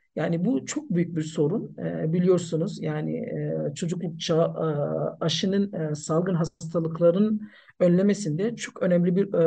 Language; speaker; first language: Turkish; non-native, fluent; Nepali